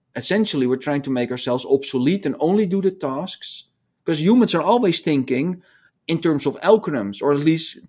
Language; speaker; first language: English; non-native, fluent; Dutch